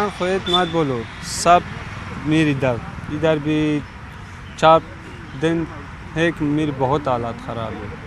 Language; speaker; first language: Hindi; non-native, learner; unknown